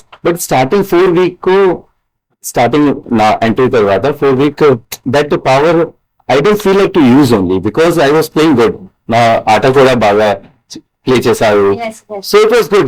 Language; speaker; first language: Telugu; non-native, learner; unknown